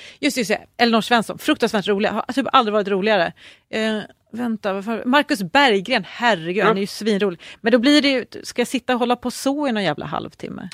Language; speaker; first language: Swedish; native; Swedish